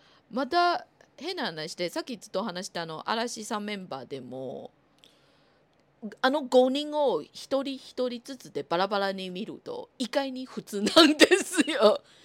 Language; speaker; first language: Japanese; non-native, fluent; Chinese